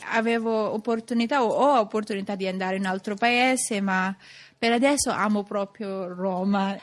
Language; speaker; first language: Italian; non-native, fluent; Filipino